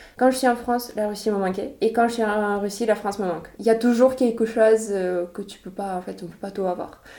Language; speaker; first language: French; non-native, fluent; Russian